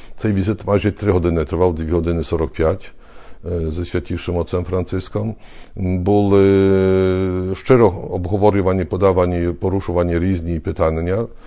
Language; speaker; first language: Ukrainian; early bilingual, heritage; Ukrainian